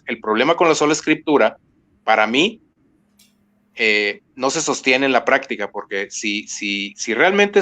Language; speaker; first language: Spanish; native; Spanish